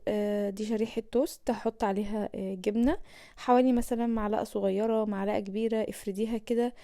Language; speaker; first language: Arabic; native; Arabic